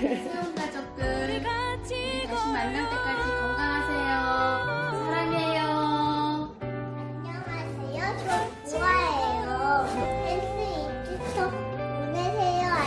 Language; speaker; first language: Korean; early bilingual, heritage; Korean